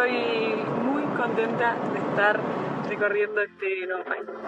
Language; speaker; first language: Spanish; native; Spanish